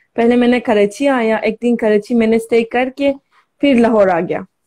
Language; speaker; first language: Hindi; non-native, learner; Turkish